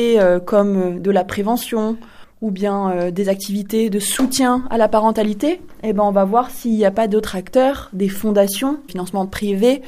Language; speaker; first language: French; native; French